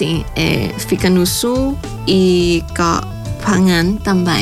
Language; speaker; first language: Portuguese; non-native, fluent; Thai